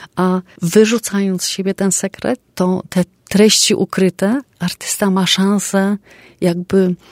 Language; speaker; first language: Polish; native; Polish